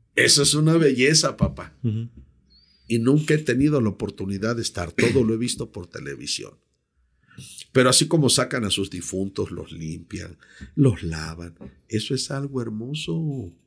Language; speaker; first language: Spanish; native; Spanish